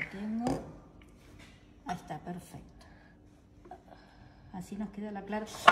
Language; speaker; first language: Spanish; native; Spanish